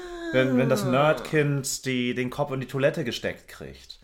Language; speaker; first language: German; native; German